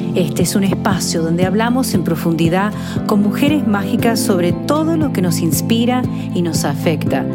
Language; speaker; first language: Spanish; early bilingual, heritage; Spanish